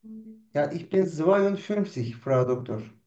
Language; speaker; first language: German; non-native, learner; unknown